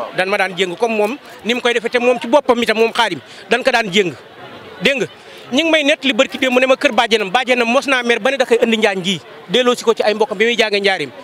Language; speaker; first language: Wolof; native; Wolof